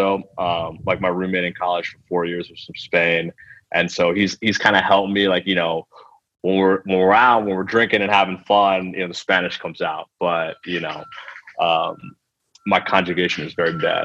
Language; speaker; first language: English; early bilingual, other home language; Telugu